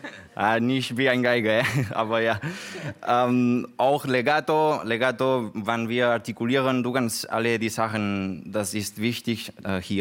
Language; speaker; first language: German; non-native, learner; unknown